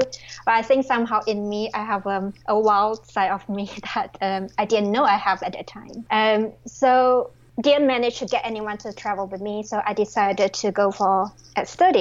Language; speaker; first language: English; non-native, local second language; Chinese